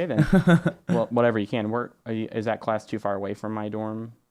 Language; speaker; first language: English; native; English